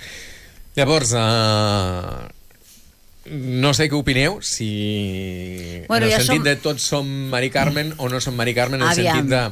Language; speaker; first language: Catalan; native; Catalan